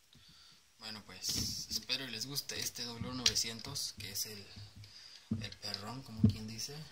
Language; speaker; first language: Spanish; native; Spanish